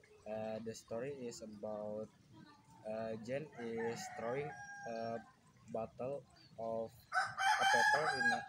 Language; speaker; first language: English; non-native, learner; Indonesian